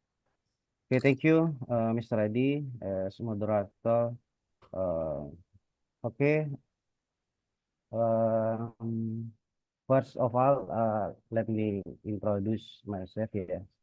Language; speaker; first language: English; non-native, fluent; Indonesian